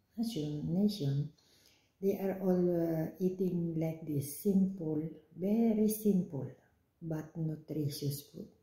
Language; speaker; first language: English; non-native, local second language; Filipino